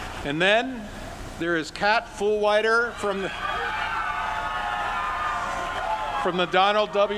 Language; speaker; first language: English; native; English